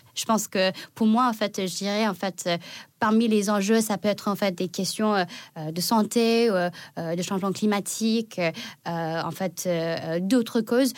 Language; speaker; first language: French; non-native, fluent; Chinese